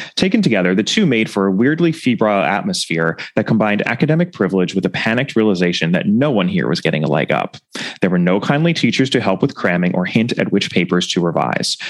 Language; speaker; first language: English; native; English